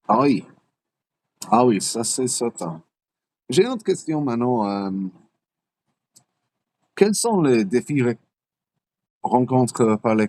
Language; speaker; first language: French; non-native, learner; English